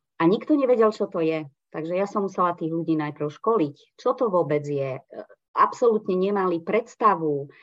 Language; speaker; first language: Slovak; non-native, local second language; Hungarian